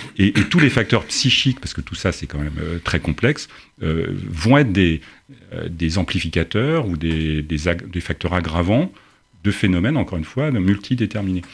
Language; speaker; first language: French; native; French